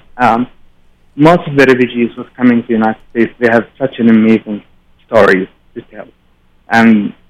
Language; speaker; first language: English; non-native, fluent; Arabic